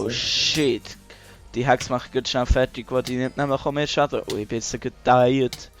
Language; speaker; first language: German; native; German